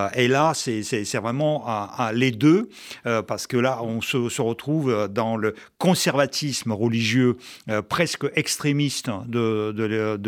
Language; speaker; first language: French; non-native, fluent; Russian